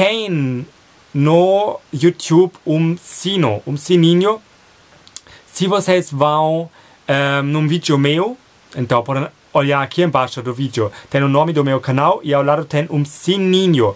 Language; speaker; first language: Portuguese; non-native, fluent; German